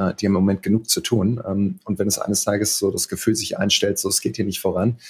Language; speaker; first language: German; native; German